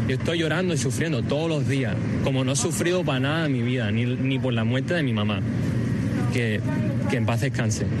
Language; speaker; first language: Spanish; early bilingual, heritage; Spanish